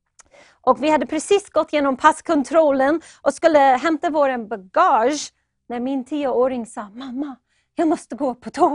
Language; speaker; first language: Swedish; non-native, fluent; English